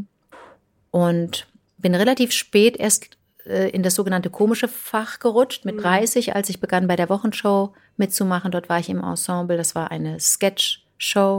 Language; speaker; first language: German; native; German